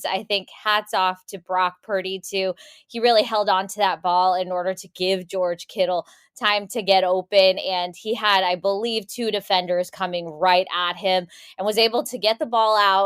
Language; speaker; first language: English; native; English